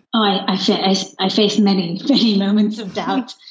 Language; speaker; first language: English; non-native, fluent; Luxembourgish